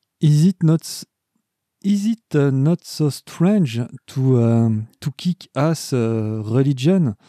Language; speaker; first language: English; non-native, learner; French